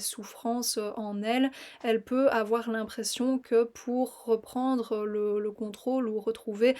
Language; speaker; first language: French; native; French